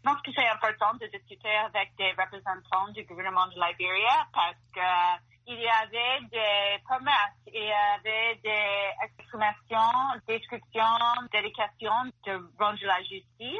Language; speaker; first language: French; non-native, fluent; English